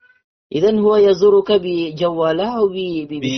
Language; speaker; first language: Arabic; non-native, learner; Indonesian